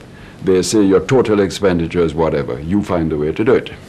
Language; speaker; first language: English; native; English